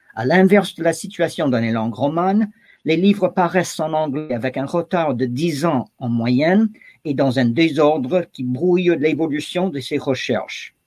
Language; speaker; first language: French; non-native, fluent; English